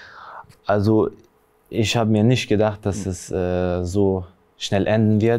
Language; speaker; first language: German; early bilingual, other home language; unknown